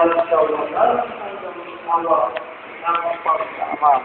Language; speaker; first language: Filipino; native; Filipino